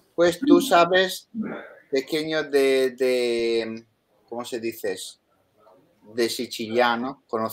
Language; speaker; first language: Spanish; non-native, fluent; Italian